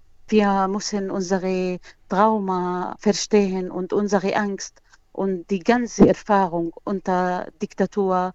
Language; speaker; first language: German; non-native, learner; Arabic